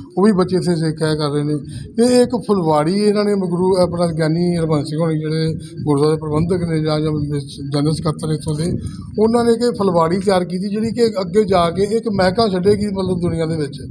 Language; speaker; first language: Punjabi; native; Punjabi